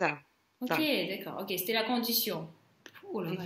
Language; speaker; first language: French; non-native, fluent; Russian